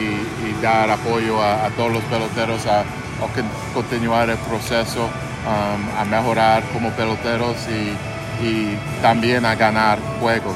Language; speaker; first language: Spanish; non-native, fluent; English